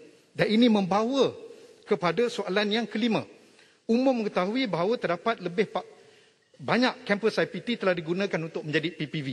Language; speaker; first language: Malay; native; Malay